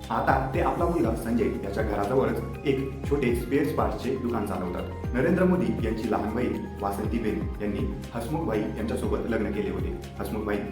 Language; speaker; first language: Marathi; native; Marathi